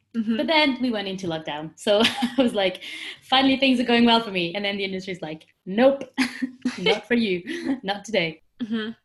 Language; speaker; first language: English; non-native, fluent; French